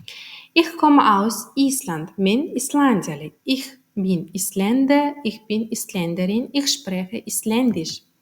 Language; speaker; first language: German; non-native, fluent; Turkmen